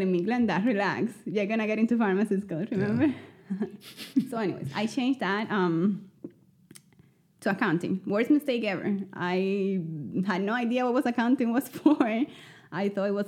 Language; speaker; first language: English; non-native, fluent; Spanish